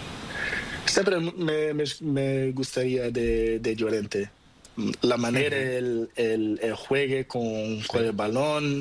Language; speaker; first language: Spanish; non-native, learner; Portuguese